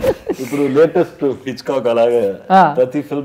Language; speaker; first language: Telugu; non-native, learner; Tamil